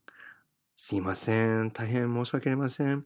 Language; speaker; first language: Japanese; non-native, fluent; English